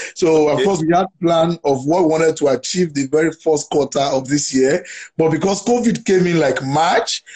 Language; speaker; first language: English; non-native, local second language; Yoruba